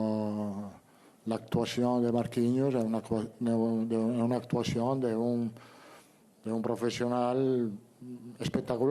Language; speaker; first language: Portuguese; non-native, learner; Italian